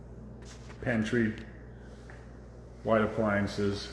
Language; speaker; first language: English; native; English